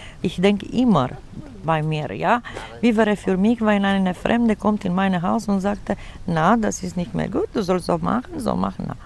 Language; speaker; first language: German; non-native, fluent; Romanian